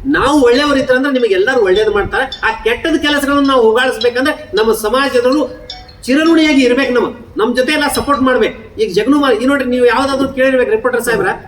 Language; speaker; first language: Kannada; non-native, local second language; Lambadi